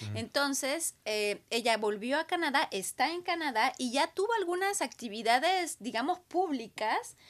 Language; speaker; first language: Spanish; native; Spanish